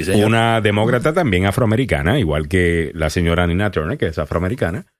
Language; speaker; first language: Spanish; native; Spanish